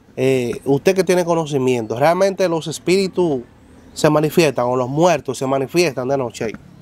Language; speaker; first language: Spanish; native; Spanish